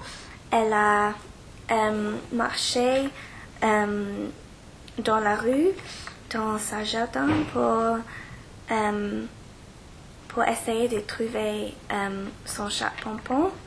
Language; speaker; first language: French; non-native, learner; English